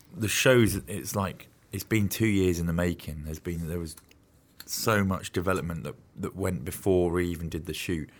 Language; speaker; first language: English; native; English